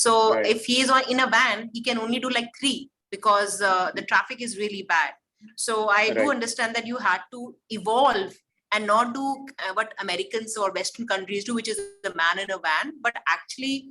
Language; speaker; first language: English; non-native, local second language; Hindi